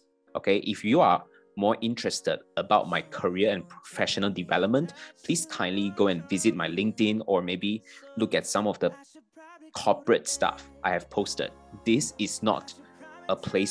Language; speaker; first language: English; non-native, local second language; Chinese